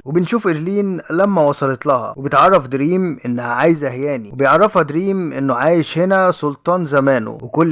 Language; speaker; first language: Arabic; native; Arabic